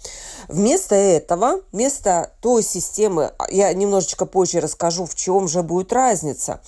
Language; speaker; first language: Russian; native; Russian